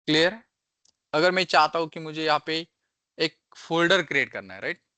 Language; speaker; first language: Hindi; non-native, local second language; Marathi